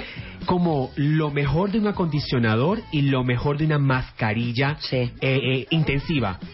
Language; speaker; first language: Spanish; native; Spanish